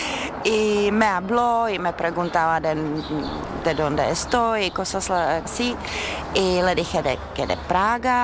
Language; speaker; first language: Spanish; non-native, fluent; Czech